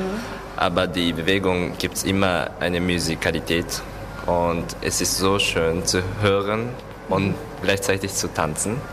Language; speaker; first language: German; non-native, learner; Japanese